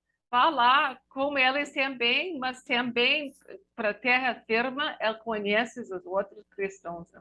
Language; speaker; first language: Portuguese; non-native, learner; English